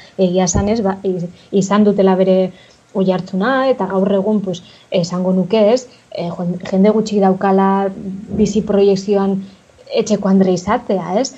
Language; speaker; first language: Basque; native; Basque